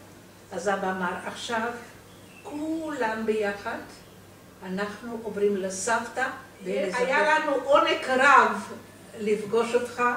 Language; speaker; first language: Hebrew; non-native, fluent; Romanian